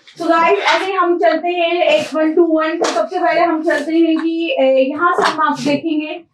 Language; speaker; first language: Hindi; native; Hindi